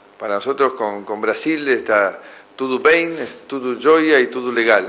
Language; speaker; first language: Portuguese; non-native, learner; Spanish